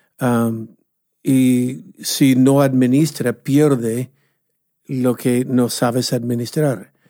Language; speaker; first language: Spanish; non-native, fluent; English